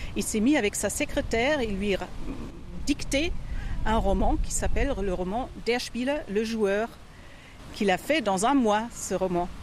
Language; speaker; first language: French; non-native, fluent; German